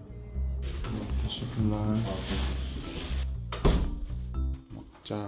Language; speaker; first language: Turkish; non-native, learner; Korean